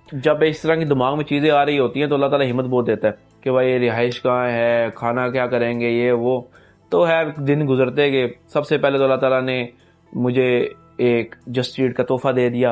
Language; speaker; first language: Urdu; non-native, local second language; Punjabi